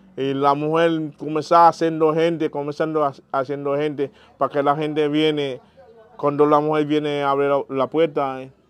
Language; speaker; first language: Spanish; non-native, learner; Haitian Creole